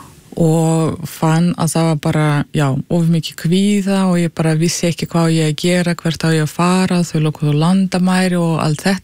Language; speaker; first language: Icelandic; early bilingual, other home language; Russian